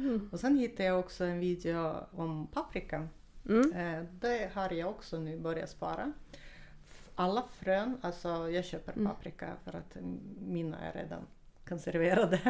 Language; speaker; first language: Swedish; non-native, fluent; Russian